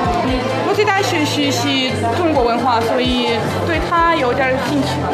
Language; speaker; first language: Chinese; non-native, learner; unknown